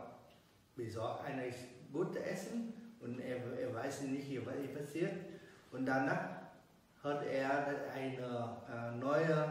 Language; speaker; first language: German; non-native, learner; Vietnamese